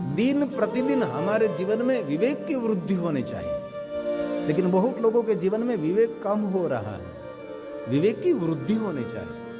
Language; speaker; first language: Hindi; non-native, local second language; Gujarati